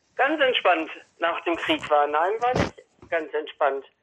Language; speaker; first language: German; native; German